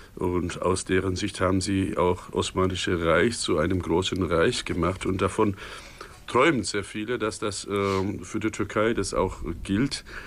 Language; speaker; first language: German; non-native, fluent; Turkish